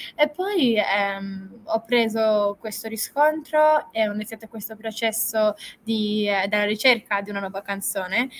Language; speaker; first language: Italian; non-native, fluent; English